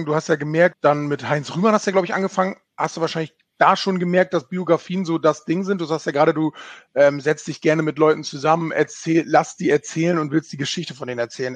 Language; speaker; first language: German; native; German